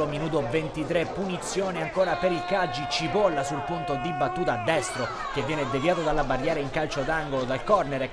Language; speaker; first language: Italian; native; Italian